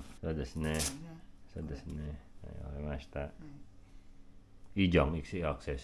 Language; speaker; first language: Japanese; non-native, learner; Filipino